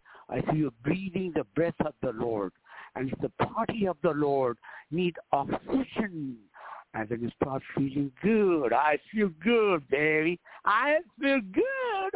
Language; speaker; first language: English; non-native, local second language; Hindi